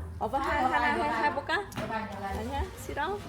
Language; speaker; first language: Korean; non-native, learner; Vietnamese